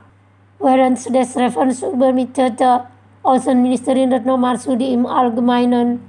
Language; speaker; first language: German; non-native, fluent; Indonesian